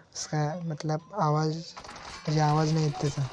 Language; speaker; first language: Hindi; non-native, local second language; Marathi